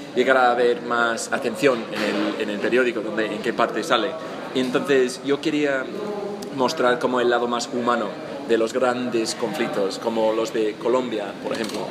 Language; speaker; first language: Spanish; non-native, fluent; English